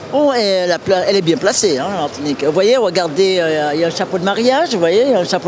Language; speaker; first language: French; native; French